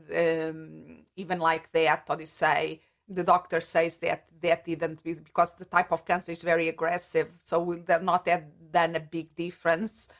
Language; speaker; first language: English; non-native, fluent; Portuguese